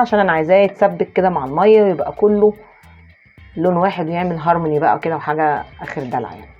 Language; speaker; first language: Arabic; native; Arabic